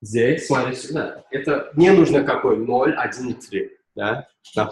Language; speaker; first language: Russian; non-native, local second language; Azerbaijani